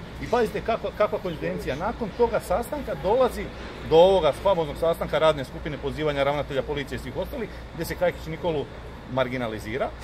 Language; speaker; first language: Croatian; native; Croatian